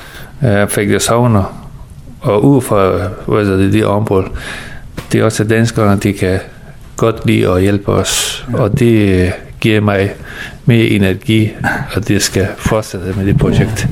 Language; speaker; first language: Danish; non-native, learner; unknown